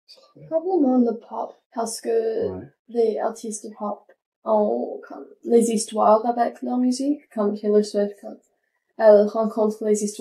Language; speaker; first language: French; non-native, learner; English